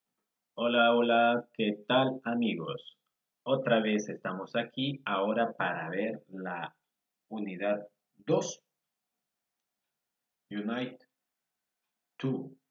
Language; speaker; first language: Spanish; non-native, fluent; English